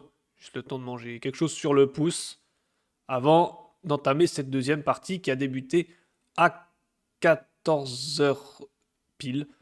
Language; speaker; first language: French; native; French